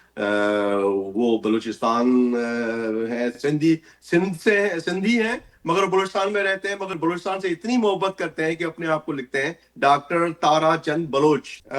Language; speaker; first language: Urdu; non-native, local second language; Sindhi